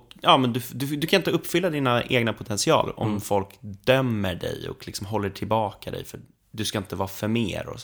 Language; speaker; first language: Swedish; native; Swedish